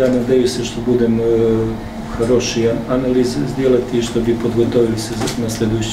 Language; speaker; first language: Russian; non-native, learner; Serbian